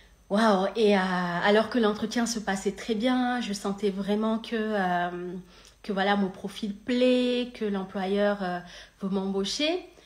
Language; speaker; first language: French; non-native, local second language; Wolof